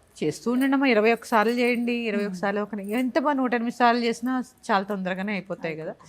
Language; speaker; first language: Telugu; native; Telugu